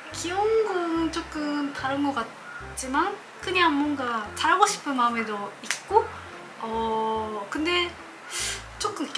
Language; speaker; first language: Korean; non-native, learner; Japanese